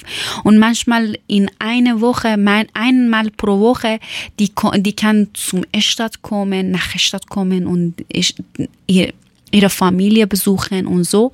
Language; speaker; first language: German; non-native, learner; Persian